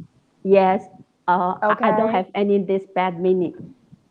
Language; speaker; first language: English; non-native, learner; Chinese